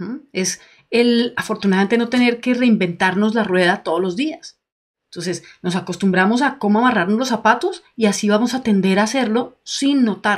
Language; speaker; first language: Spanish; native; Spanish